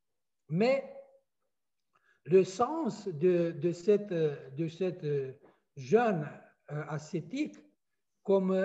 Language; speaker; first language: French; non-native, fluent; Romanian